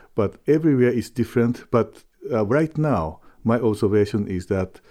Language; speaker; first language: English; non-native, fluent; Japanese